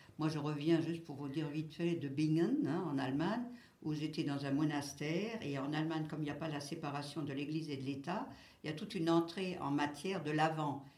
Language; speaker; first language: French; native; French